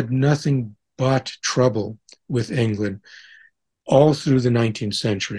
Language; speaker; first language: English; native; English